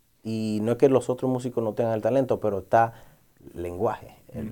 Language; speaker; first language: Spanish; early bilingual, heritage; Spanish